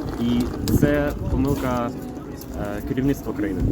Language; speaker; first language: Ukrainian; non-native, local second language; Russian